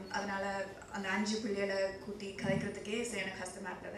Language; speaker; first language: Tamil; early bilingual, heritage; Tamil